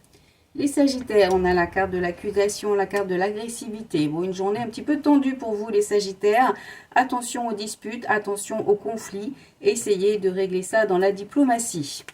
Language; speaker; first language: French; native; French